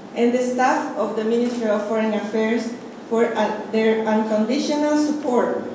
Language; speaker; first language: English; non-native, fluent; Spanish